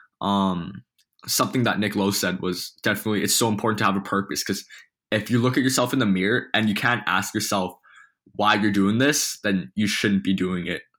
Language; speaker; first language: English; early bilingual, other home language; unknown